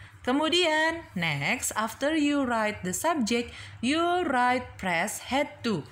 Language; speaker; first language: English; non-native, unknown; Indonesian